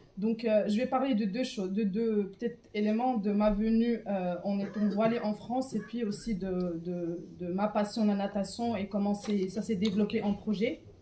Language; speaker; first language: French; non-native, local second language; Arabic